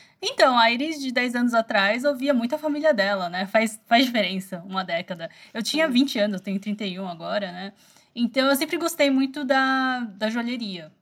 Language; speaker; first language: Portuguese; early bilingual, other home language; Chinese